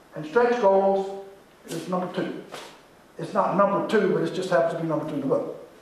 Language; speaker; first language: English; native; English